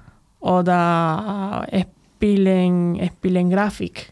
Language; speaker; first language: German; non-native, learner; Spanish